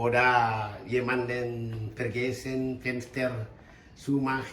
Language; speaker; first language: German; non-native, learner; Indonesian